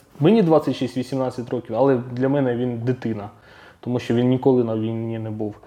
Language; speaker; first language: Ukrainian; non-native, local second language; Russian